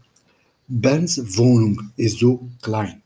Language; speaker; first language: German; non-native, fluent; Turkish